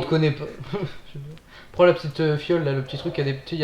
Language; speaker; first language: French; native; French